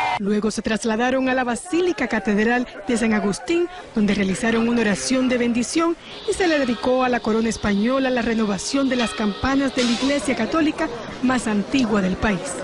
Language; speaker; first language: Spanish; native; Spanish